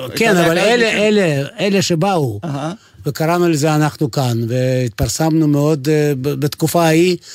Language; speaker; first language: Hebrew; non-native, fluent; Russian